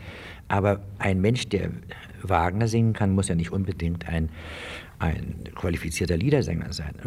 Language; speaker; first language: German; native; German